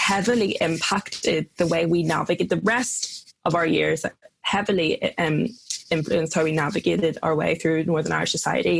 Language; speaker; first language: English; native; English